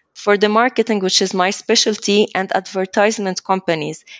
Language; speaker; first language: English; early bilingual, other home language; Arabic